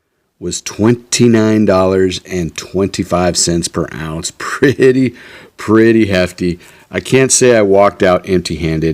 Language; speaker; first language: English; native; English